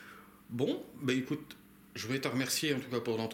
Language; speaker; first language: French; native; French